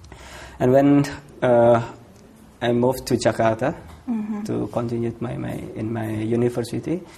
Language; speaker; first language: English; non-native, fluent; Indonesian